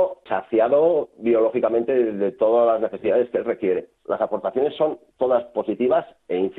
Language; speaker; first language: Spanish; native; Spanish